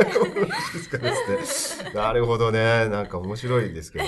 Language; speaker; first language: Japanese; native; Japanese